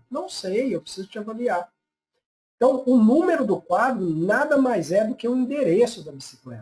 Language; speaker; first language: Portuguese; native; Portuguese